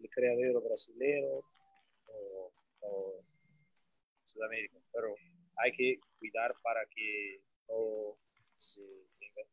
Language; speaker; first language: Spanish; non-native, learner; Portuguese